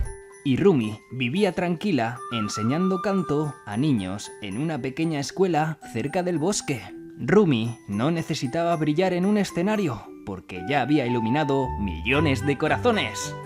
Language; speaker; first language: Spanish; native; Spanish